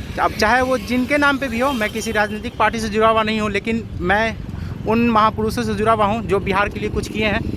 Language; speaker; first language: Hindi; native; Hindi